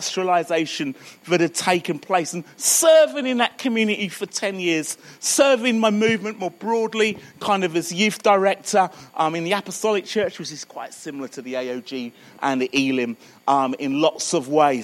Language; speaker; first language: English; native; English